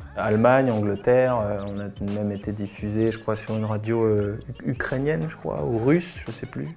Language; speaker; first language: French; native; French